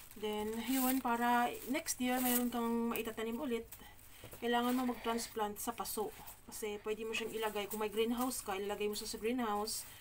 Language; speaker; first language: Filipino; non-native, local second language; Cebuano